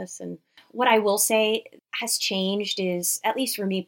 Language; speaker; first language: English; native; English